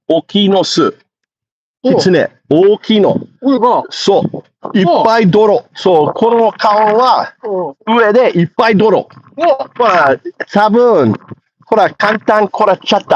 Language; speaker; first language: Japanese; non-native, learner; English